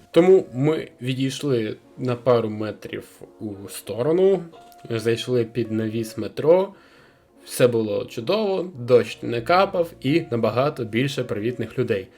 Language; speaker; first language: Ukrainian; native; Ukrainian